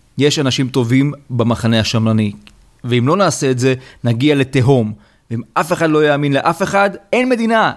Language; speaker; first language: Hebrew; non-native, fluent; Romanian